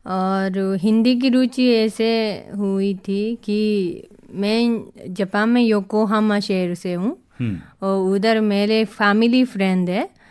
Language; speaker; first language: Hindi; non-native, fluent; Japanese